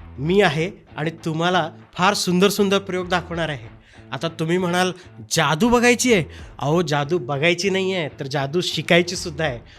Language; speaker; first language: Marathi; native; Marathi